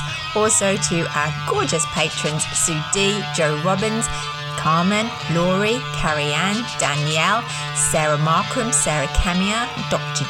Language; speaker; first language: English; native; English